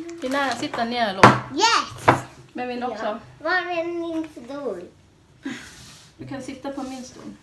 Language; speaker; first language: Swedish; non-native, fluent; Thai